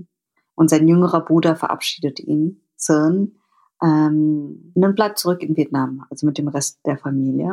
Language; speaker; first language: German; early bilingual, other home language; Vietnamese